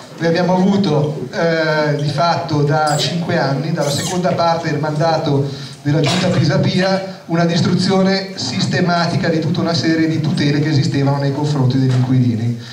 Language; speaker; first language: Italian; native; Italian